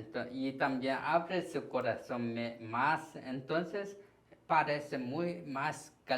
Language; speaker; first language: Spanish; non-native, learner; Korean